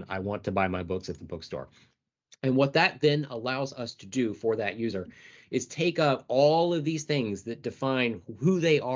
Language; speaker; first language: English; native; English